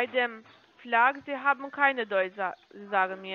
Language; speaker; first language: German; non-native, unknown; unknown